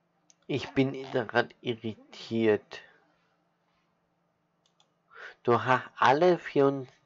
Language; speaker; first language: German; native; German